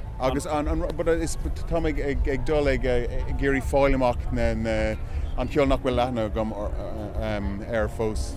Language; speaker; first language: Irish; non-native, local second language; English